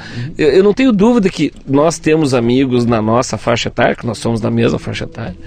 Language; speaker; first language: Portuguese; native; Portuguese